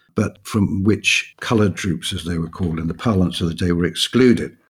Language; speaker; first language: English; native; English